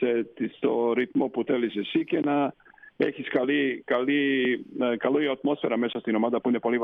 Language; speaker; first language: Greek; non-native, fluent; Slovenian